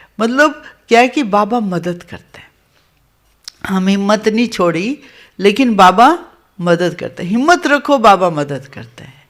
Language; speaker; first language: Hindi; non-native, local second language; Gujarati